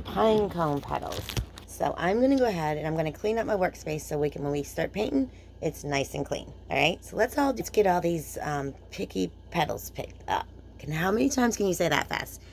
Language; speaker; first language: English; native; English